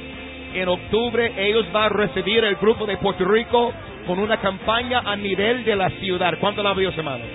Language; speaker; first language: Spanish; non-native, fluent; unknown